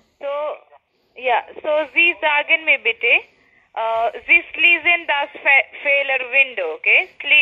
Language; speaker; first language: German; non-native, learner; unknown